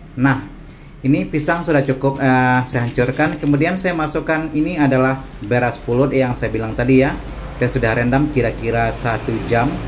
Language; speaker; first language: Indonesian; non-native, local second language; Minangkabau